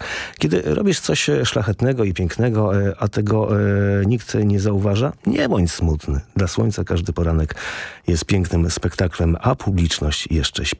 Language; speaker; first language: Polish; native; Polish